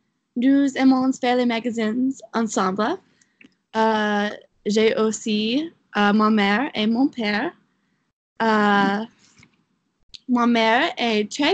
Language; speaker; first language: French; non-native, learner; English